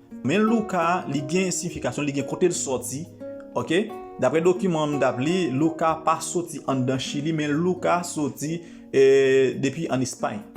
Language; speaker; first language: French; non-native, local second language; Haitian Creole